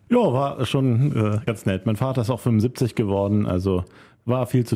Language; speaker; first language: German; native; German